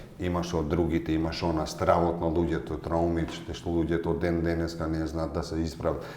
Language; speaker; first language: Macedonian; non-native, local second language; Albanian